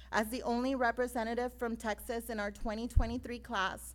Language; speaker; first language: English; native; English